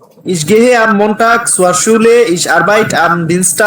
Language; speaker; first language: German; non-native, learner; Bangla